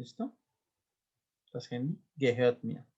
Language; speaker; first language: German; non-native, fluent; Spanish